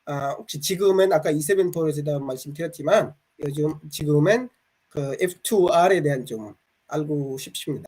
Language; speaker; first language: Korean; non-native, fluent; Bangla